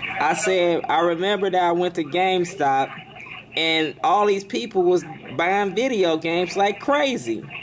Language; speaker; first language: English; native; English